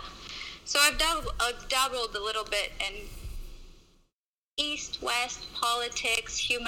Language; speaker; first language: English; native; English